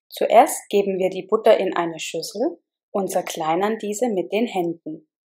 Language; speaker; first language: German; native; German